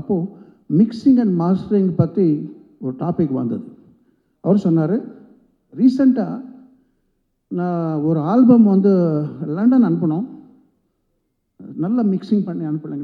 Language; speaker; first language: Tamil; non-native, local second language; Telugu